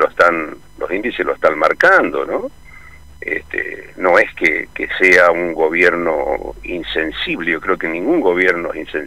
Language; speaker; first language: Spanish; native; Spanish